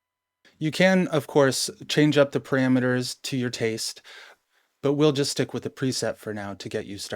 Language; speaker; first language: English; native; English